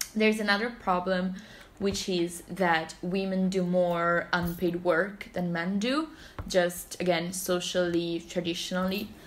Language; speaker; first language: English; non-native, fluent; Italian